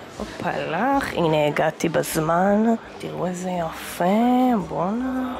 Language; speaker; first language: Hebrew; native; Hebrew